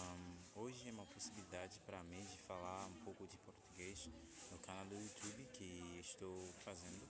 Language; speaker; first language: Portuguese; non-native, fluent; Haitian Creole